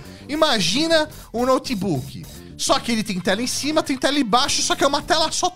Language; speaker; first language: Portuguese; native; Portuguese